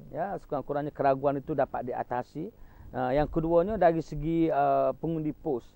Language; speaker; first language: Malay; native; Malay